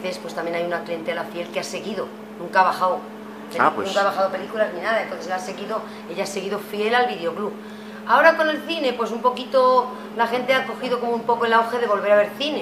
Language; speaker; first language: Spanish; native; Spanish